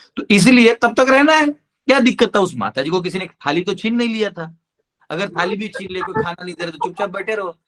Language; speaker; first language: Hindi; non-native, local second language; Marathi